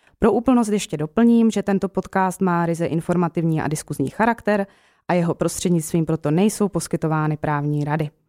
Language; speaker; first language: Czech; native; Czech